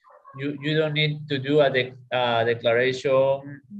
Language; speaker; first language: English; non-native, learner; Spanish